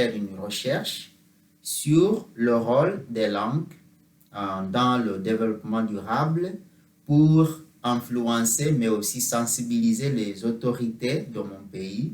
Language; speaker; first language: French; non-native, fluent; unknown